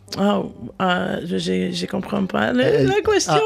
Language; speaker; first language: French; non-native, learner; English